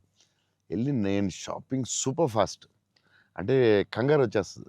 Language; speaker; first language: Telugu; native; Telugu